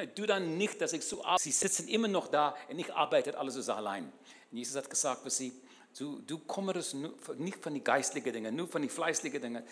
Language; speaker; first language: German; non-native, learner; English